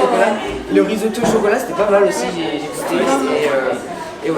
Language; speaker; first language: French; native; French